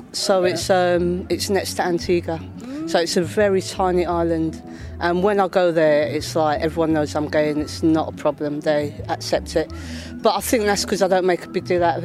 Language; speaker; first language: English; native; English